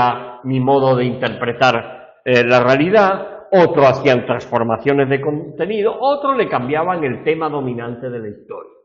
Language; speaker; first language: Spanish; native; Spanish